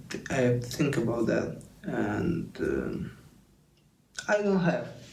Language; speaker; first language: English; non-native, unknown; Italian